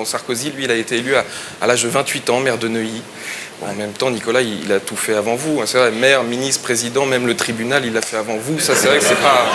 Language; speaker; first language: French; native; French